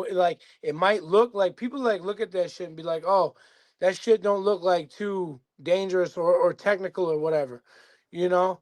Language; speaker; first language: English; native; English